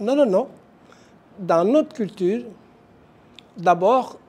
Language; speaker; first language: French; non-native, local second language; Wolof